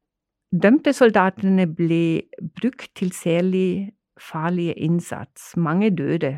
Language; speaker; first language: Norwegian; non-native, fluent; German